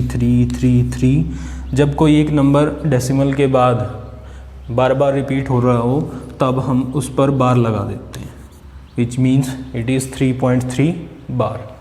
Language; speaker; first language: Hindi; native; Hindi